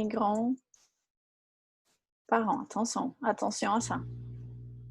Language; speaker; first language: French; non-native, fluent; Portuguese